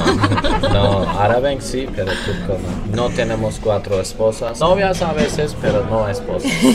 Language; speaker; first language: Spanish; non-native, learner; Turkish